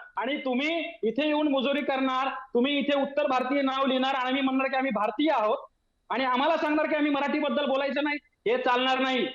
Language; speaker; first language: Marathi; native; Marathi